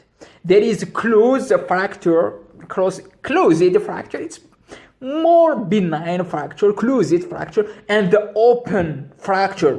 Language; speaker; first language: English; non-native, local second language; Arabic